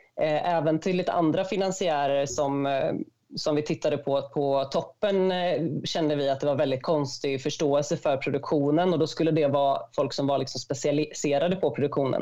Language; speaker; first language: Swedish; native; Swedish